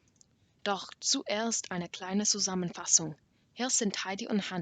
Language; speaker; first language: German; non-native, learner; English